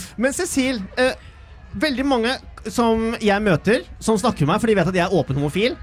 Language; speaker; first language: Norwegian; native; Norwegian